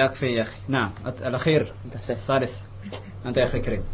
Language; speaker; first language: Arabic; non-native, fluent; Indonesian